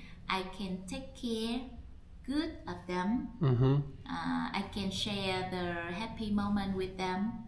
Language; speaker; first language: English; non-native, learner; Vietnamese